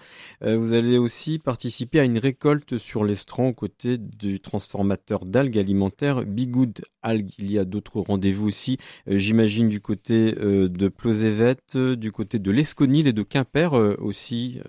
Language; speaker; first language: French; native; French